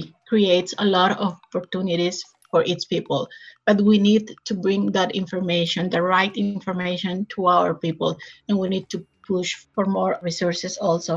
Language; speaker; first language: English; non-native, fluent; Spanish